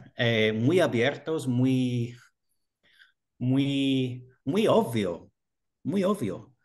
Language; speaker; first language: Spanish; non-native, learner; English